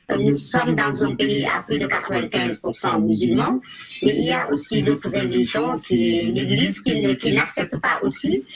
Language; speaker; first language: French; non-native, local second language; Wolof